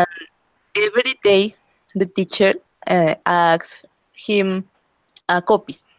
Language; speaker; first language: English; non-native, learner; Spanish